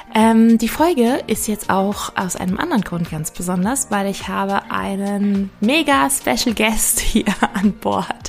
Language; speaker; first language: German; native; German